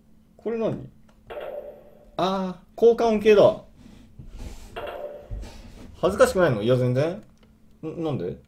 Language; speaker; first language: Japanese; native; Japanese